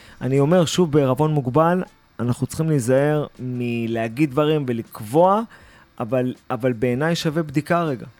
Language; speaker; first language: Hebrew; native; Hebrew